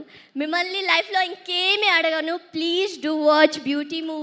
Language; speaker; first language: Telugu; early bilingual, heritage; Telugu